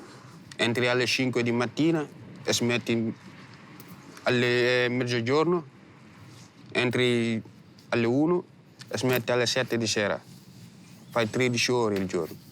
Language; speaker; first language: Italian; non-native, learner; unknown